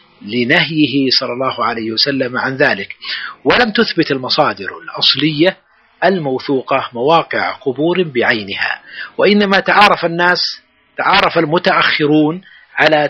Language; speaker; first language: Arabic; native; Arabic